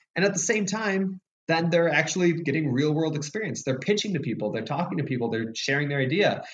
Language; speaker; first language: English; native; English